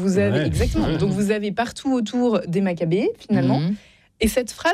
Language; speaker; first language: French; native; French